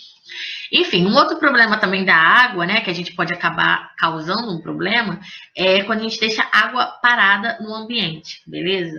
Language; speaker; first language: Portuguese; native; Portuguese